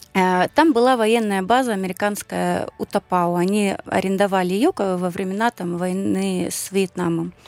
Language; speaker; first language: Russian; native; Russian